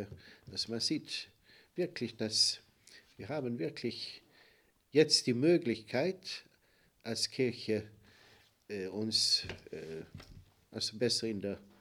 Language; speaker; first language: German; non-native, fluent; Swedish